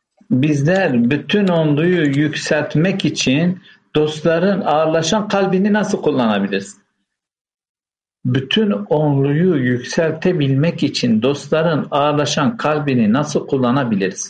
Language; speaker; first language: Turkish; native; Turkish